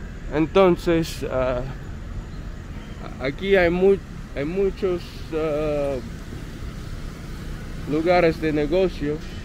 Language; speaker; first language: Spanish; non-native, learner; English